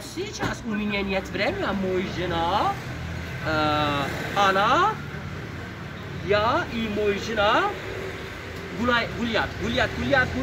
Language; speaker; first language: Russian; non-native, learner; Turkish